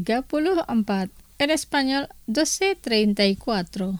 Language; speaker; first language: Spanish; non-native, fluent; Indonesian